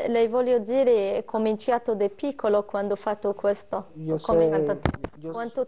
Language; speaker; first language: Italian; non-native, learner; Arabic